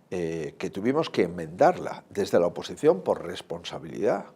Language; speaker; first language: Spanish; native; Spanish